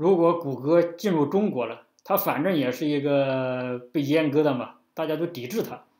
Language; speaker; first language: Chinese; native; Chinese